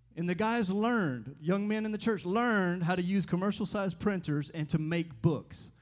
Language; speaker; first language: English; native; English